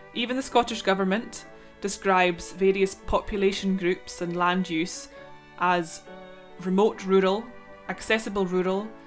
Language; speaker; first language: English; non-native, local second language; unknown